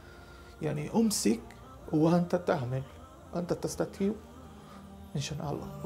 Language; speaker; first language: Arabic; non-native, learner; Portuguese